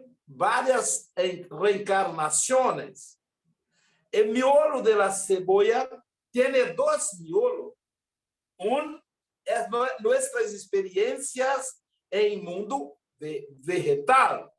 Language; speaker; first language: Spanish; non-native, learner; Portuguese